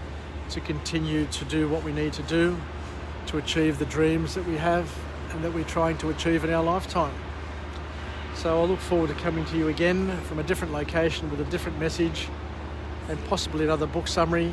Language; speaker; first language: English; native; English